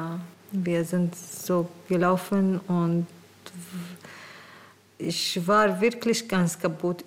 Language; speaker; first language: German; non-native, learner; Arabic